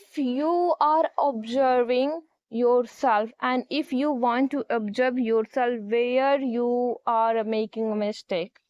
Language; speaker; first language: English; non-native, learner; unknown